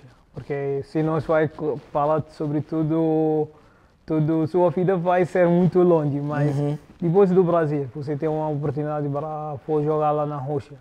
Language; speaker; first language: Portuguese; non-native, learner; Arabic